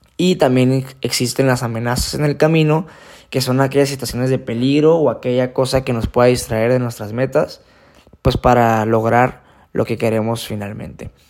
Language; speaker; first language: Spanish; native; Spanish